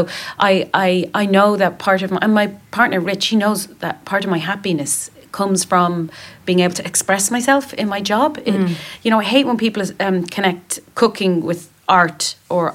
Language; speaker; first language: English; native; English